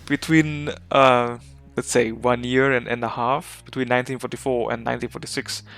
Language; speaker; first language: English; non-native, fluent; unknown